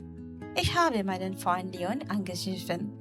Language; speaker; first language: German; non-native, learner; Bangla